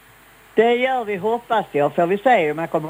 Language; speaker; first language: Swedish; native; Swedish